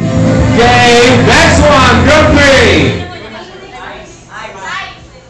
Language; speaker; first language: English; non-native, local second language; Filipino